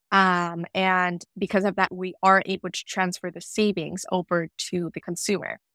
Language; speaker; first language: English; non-native, fluent; Vietnamese